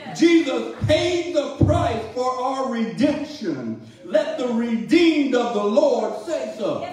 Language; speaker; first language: English; native; English